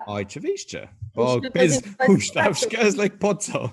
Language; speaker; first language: Polish; non-native, learner; English